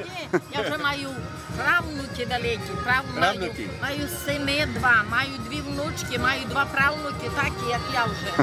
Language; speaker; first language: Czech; non-native, learner; Ukrainian